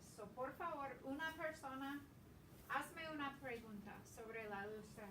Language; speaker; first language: Spanish; non-native, fluent; English